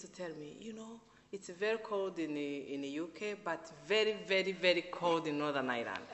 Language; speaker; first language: English; non-native, local second language; Kinyarwanda